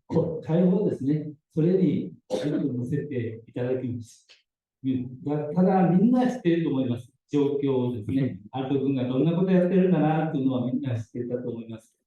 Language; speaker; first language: Japanese; native; Japanese